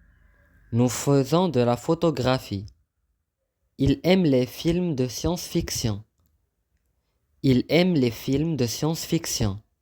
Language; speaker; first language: French; non-native, fluent; Arabic